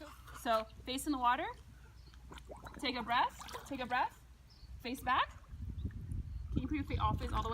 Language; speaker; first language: English; native; English